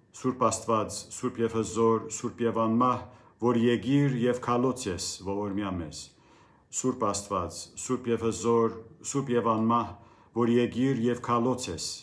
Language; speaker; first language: Armenian; early bilingual, heritage; Armenian